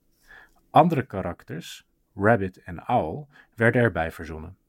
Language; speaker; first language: Dutch; native; Dutch